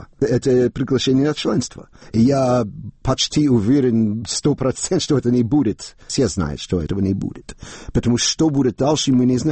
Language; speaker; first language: Russian; non-native, fluent; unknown